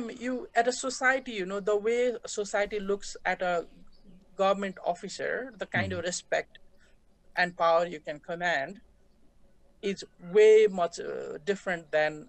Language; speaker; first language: English; non-native, local second language; Nepali